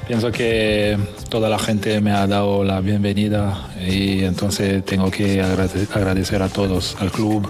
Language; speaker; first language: Spanish; non-native, fluent; French